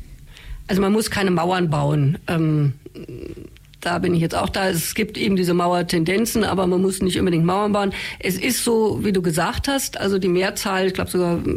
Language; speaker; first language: German; native; German